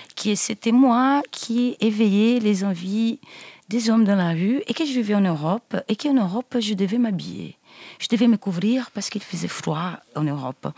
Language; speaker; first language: French; non-native, fluent; Portuguese